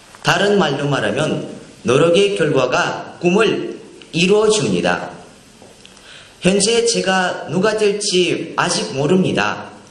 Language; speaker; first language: Korean; non-native, learner; Russian